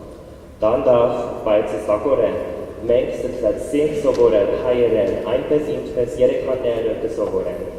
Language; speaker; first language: Armenian; non-native, learner; English